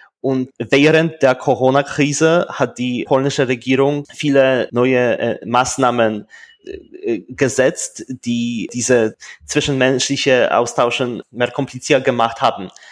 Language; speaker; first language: German; non-native, fluent; Polish